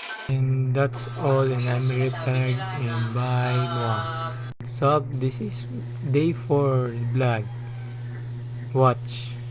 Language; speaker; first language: English; non-native, learner; Cebuano